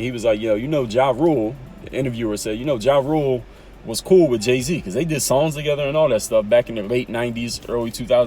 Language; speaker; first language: English; native; English